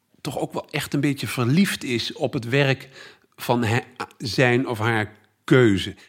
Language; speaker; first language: Dutch; native; Dutch